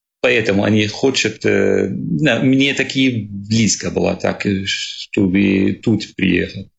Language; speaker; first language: Russian; non-native, learner; Arabic